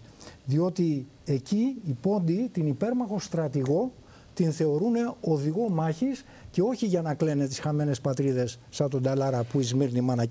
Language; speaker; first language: Greek; native; Greek